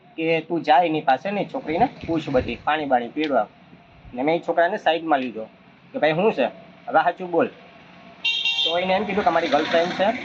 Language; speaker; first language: Gujarati; native; Gujarati